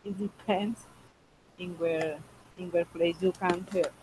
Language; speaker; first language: English; non-native, local second language; Spanish